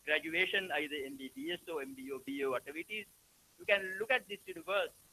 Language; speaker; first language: English; non-native, local second language; Sinhala